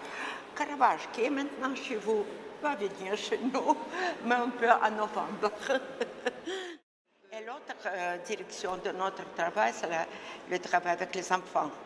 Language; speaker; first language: French; non-native, fluent; Russian